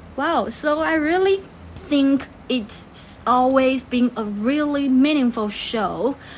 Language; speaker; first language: English; non-native, learner; Chinese